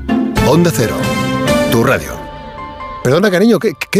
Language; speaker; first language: Spanish; native; Spanish